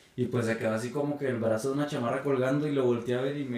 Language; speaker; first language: Spanish; native; Spanish